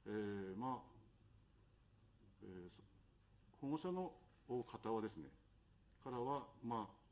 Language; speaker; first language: Japanese; native; Japanese